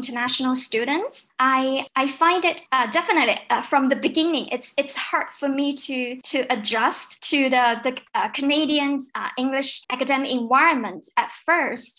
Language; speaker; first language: English; non-native, fluent; Cantonese